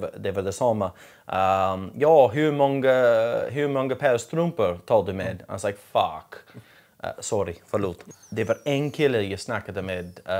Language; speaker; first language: Swedish; non-native, learner; English